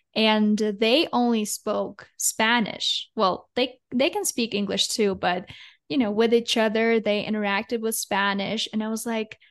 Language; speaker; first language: English; non-native, fluent; Russian